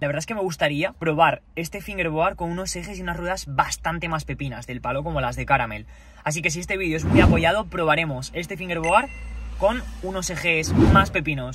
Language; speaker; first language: Spanish; native; Spanish